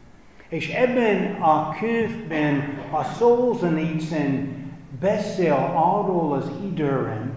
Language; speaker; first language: Hungarian; non-native, fluent; English